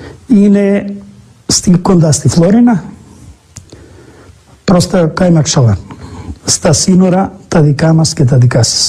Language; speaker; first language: Greek; non-native, local second language; Macedonian